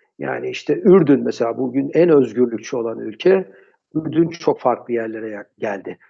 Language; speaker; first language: Turkish; early bilingual, heritage; Turkish